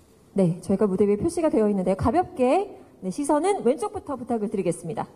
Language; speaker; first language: Korean; native; Korean